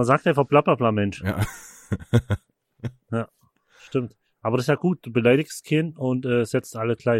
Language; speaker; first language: German; native; German